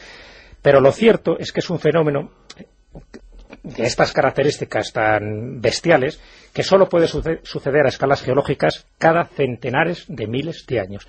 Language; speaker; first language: Spanish; native; Spanish